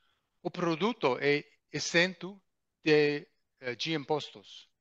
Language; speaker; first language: Portuguese; non-native, learner; English